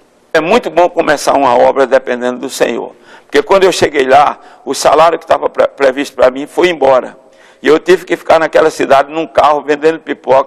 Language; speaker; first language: Portuguese; non-native, fluent; English